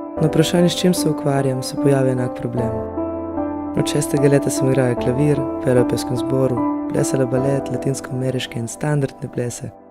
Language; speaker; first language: Slovenian; early bilingual, other home language; Russian